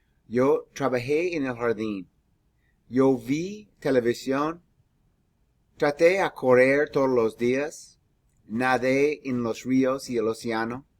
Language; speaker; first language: Spanish; non-native, fluent; English